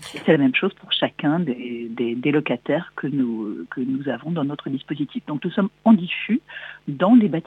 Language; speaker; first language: French; native; French